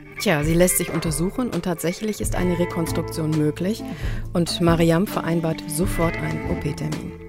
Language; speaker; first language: German; native; German